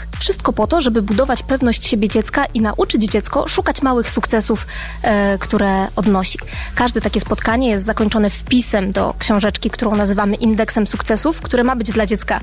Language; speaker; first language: Polish; native; Polish